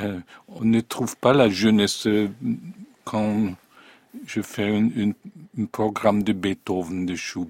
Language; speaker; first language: French; non-native, fluent; Hungarian